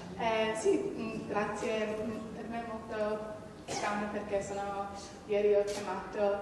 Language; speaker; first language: Italian; non-native, learner; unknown